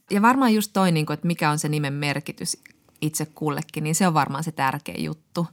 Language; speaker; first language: Finnish; native; Finnish